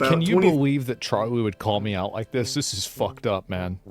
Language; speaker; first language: English; native; English